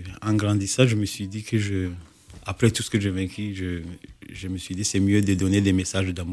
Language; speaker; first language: French; non-native, local second language; Kinyarwanda